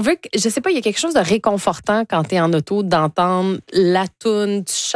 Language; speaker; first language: French; native; French